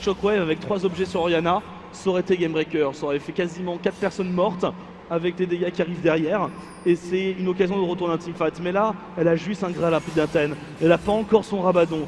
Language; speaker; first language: French; native; French